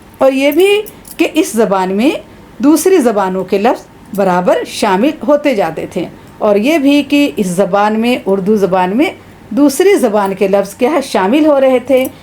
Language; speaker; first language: Urdu; native; Urdu